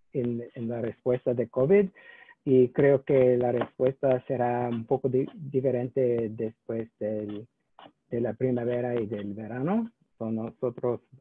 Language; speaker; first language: Spanish; non-native, learner; English